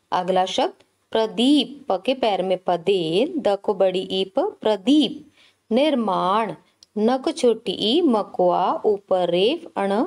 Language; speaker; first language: Hindi; native; Hindi